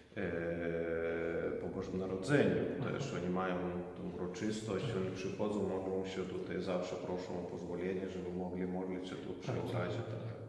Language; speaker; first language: Polish; non-native, local second language; Lithuanian